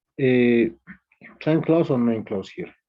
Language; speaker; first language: English; non-native, fluent; Spanish